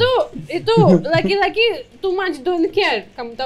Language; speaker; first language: Indonesian; non-native, learner; Russian